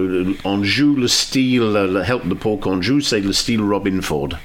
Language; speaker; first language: French; non-native, fluent; English